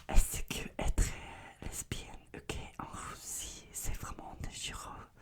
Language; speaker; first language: French; non-native, learner; Russian